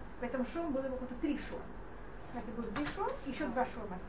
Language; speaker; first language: Russian; non-native, fluent; Hebrew